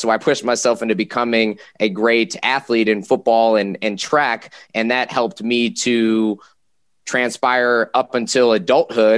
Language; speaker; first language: English; native; English